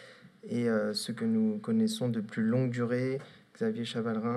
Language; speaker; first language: French; native; French